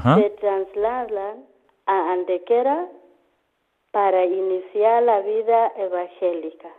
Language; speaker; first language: Spanish; non-native, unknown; Kamba